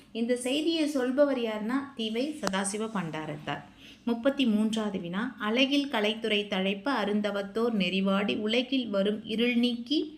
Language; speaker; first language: Tamil; native; Tamil